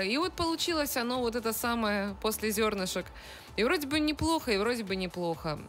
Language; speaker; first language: Russian; native; Russian